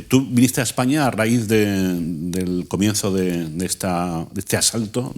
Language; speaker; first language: Spanish; native; Spanish